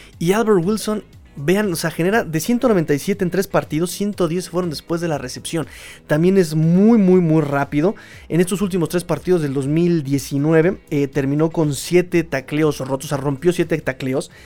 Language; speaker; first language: Spanish; native; Spanish